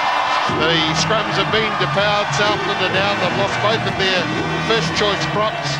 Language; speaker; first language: English; native; English